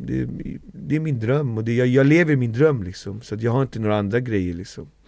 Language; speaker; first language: Swedish; native; Swedish